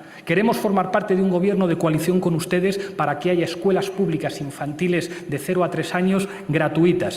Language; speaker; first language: Spanish; native; Spanish